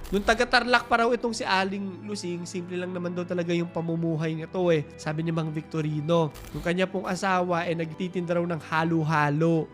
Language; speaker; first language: Filipino; native; Filipino